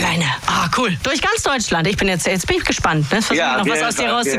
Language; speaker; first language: German; native; German